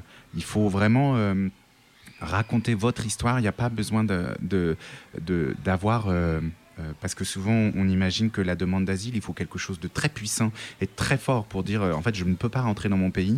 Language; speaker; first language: French; native; French